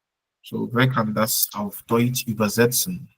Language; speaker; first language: German; non-native, fluent; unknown